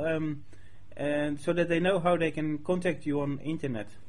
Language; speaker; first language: English; non-native, fluent; Dutch